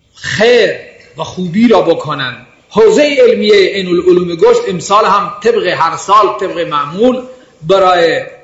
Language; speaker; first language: Persian; non-native, local second language; Baluchi